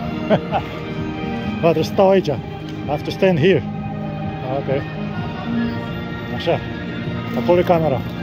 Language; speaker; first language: English; non-native, learner; Romanian